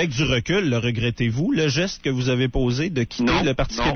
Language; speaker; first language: French; native; French